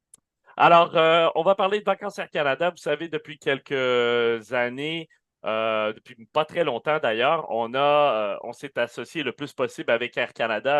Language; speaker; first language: French; native; French